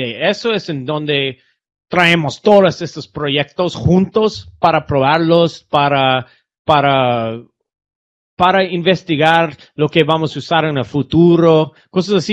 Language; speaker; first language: Spanish; non-native, fluent; English